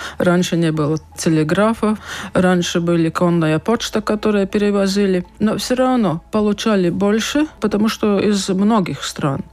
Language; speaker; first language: Russian; non-native, local second language; Latvian